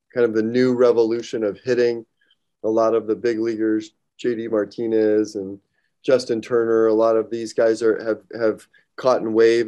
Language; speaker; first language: English; native; English